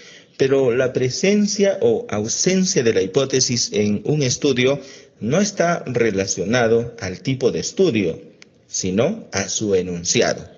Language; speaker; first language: Spanish; native; Spanish